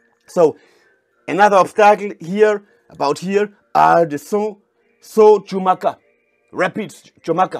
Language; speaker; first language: English; non-native, fluent; German